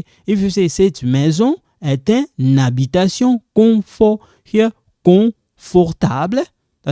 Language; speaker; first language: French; non-native, local second language; Lingala